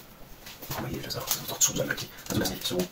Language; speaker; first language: German; native; German